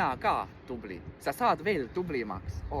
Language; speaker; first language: Estonian; non-native, fluent; Chinese